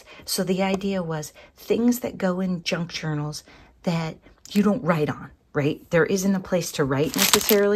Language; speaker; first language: English; native; English